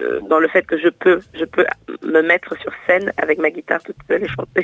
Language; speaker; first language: French; non-native, local second language; Wolof